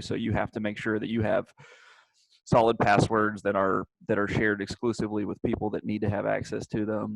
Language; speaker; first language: English; native; English